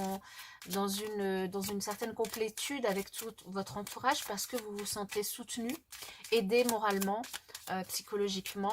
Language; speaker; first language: French; native; French